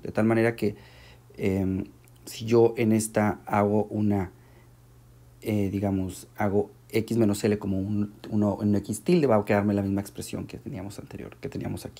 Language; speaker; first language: Spanish; native; Spanish